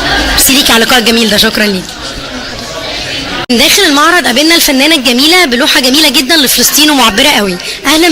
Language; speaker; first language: Arabic; native; Arabic